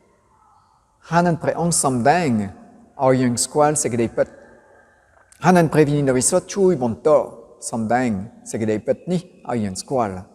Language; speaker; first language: Khmer; non-native, fluent; French